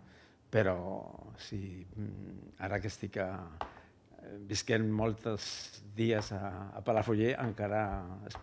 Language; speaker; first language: Catalan; non-native, local second language; Spanish